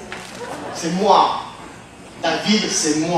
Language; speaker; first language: French; non-native, fluent; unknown